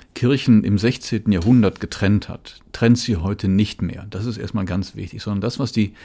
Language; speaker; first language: German; native; German